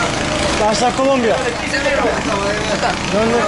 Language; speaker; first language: Spanish; non-native, learner; Portuguese